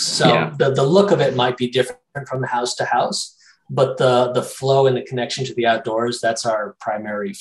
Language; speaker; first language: English; native; English